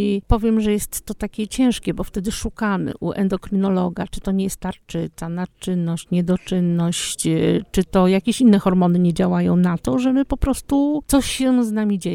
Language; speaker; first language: Polish; native; Polish